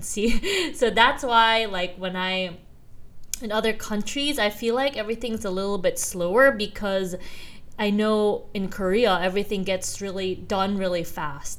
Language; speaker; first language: English; non-native, local second language; Korean